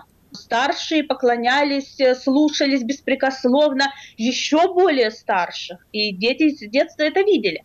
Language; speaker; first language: Russian; native; Russian